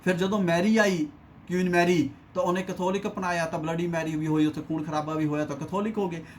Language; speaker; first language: Hindi; non-native, local second language; Punjabi